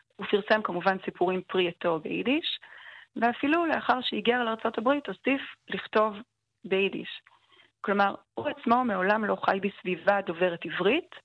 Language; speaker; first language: Hebrew; native; Hebrew